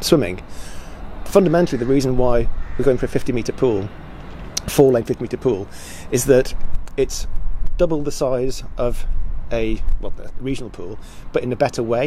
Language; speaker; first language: English; native; English